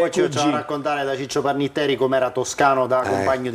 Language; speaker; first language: Italian; native; Italian